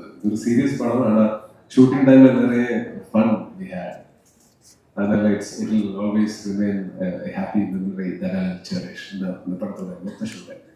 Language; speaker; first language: Tamil; non-native, learner; Malayalam